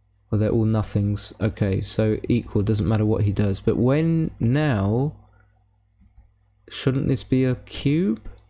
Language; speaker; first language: English; native; English